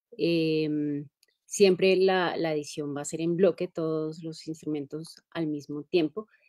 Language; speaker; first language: Spanish; native; Spanish